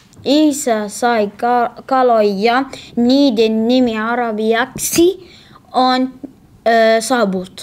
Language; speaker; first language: Finnish; non-native, learner; Arabic